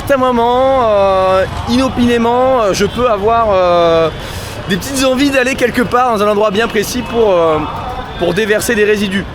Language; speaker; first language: French; native; French